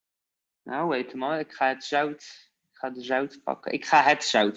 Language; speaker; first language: Dutch; non-native, fluent; Polish